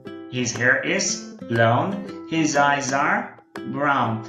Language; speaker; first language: English; non-native, fluent; Portuguese